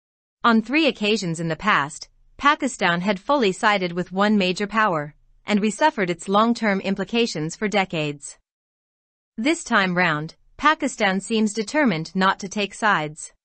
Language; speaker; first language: English; non-native, local second language; Urdu